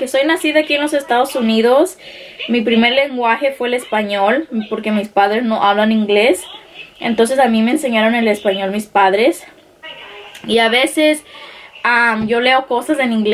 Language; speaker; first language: Spanish; early bilingual, heritage; Spanish